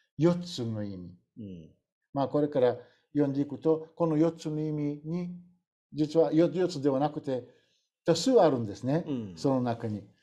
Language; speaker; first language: Japanese; non-native, fluent; Bulgarian